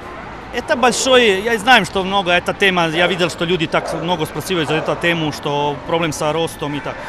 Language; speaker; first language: Russian; non-native, learner; Serbian